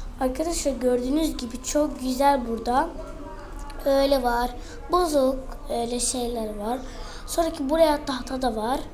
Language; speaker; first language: Turkish; early bilingual, heritage; Turkish